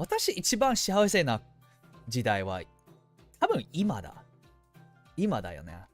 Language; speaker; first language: Japanese; non-native, fluent; English